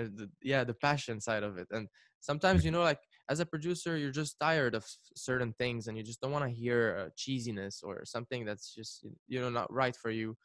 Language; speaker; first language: English; non-native, fluent; Arabic